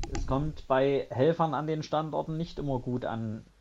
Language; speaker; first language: German; native; German